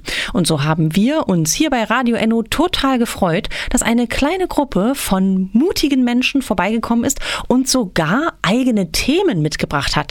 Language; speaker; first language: German; native; German